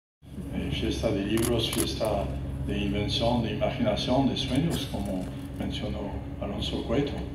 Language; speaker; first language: Spanish; non-native, fluent; French